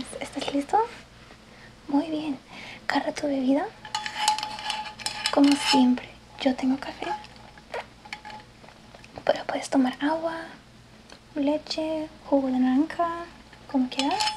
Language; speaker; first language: Spanish; early bilingual, heritage; English